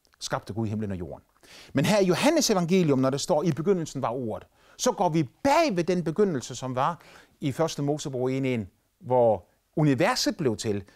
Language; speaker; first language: Danish; native; Danish